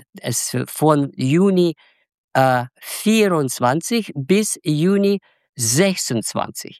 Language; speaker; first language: German; non-native, fluent; Russian